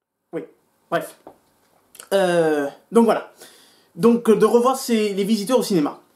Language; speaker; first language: French; native; French